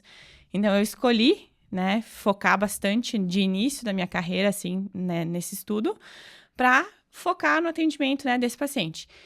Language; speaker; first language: Portuguese; native; Portuguese